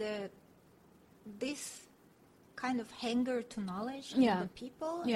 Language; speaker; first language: English; non-native, fluent; Russian